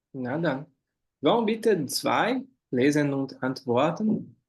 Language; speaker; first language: German; non-native, fluent; Portuguese